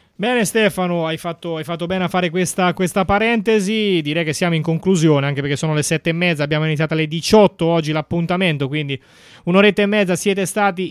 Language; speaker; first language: Italian; native; Italian